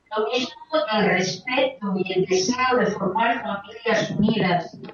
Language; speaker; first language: Spanish; native; Spanish